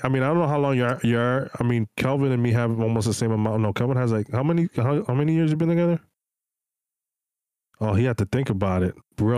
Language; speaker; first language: English; early bilingual, other home language; Spanish